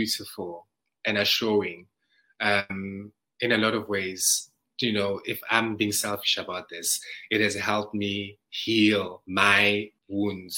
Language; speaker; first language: English; non-native, local second language; Zulu